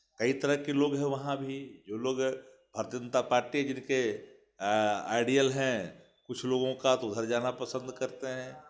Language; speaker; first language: Hindi; native; Hindi